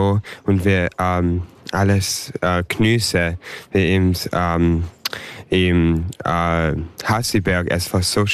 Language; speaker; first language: German; early bilingual, heritage; English